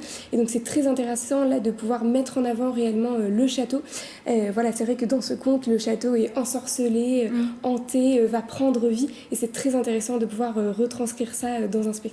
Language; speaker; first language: French; native; French